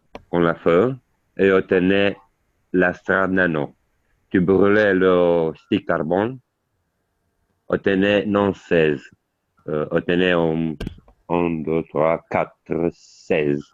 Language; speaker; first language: French; non-native, learner; Italian